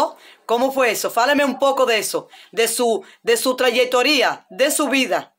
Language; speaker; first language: Spanish; native; Spanish